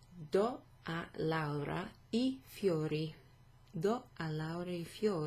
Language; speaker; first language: Italian; non-native, fluent; English